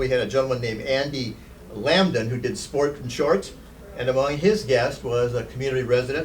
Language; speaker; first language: English; native; English